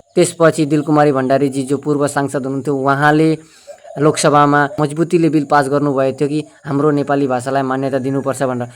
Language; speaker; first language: Nepali; native; Nepali